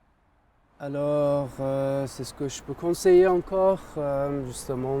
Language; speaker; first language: French; non-native, fluent; Persian